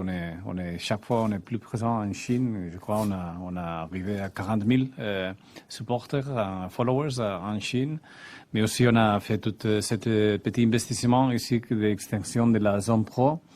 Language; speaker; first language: French; non-native, fluent; Spanish